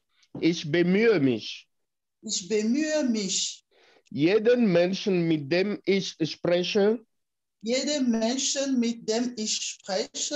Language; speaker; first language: German; non-native, fluent; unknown